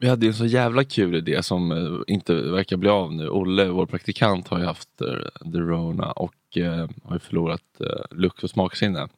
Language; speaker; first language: Swedish; native; Swedish